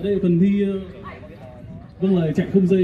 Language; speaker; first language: Vietnamese; native; Vietnamese